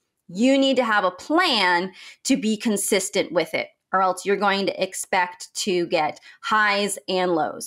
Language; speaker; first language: English; native; English